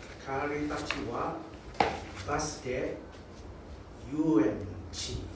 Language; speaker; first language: Japanese; non-native, learner; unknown